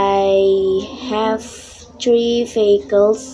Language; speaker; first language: English; non-native, learner; Indonesian